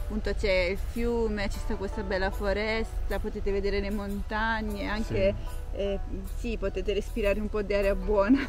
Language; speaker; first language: Italian; native; Italian